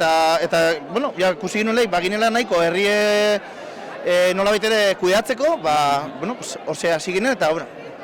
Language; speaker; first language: Basque; native; Basque